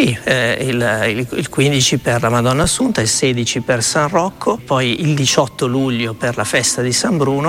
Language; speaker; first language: Italian; native; Italian